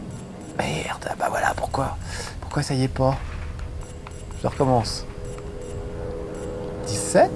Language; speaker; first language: French; native; French